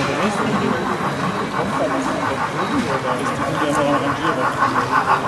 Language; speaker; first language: German; native; German